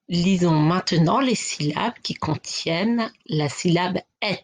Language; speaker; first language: French; native; French